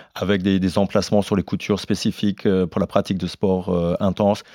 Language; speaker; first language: French; non-native, fluent; English